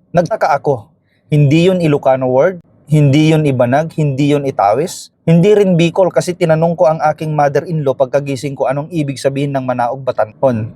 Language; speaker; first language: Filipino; non-native, local second language; Iloko